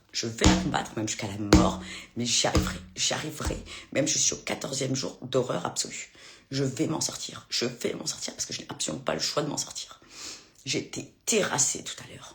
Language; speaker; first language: French; native; French